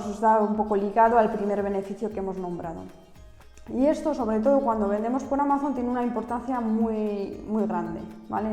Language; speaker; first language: Spanish; native; Spanish